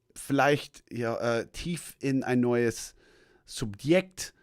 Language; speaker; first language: German; non-native, fluent; English